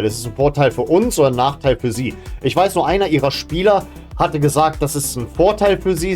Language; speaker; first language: German; native; German